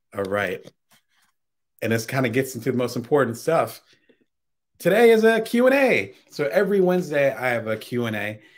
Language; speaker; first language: English; native; English